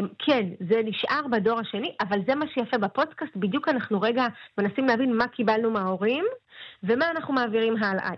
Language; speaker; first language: Hebrew; early bilingual, other home language; Russian